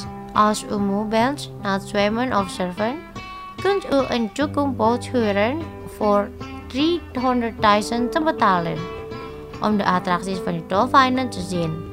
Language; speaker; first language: Dutch; non-native, fluent; Indonesian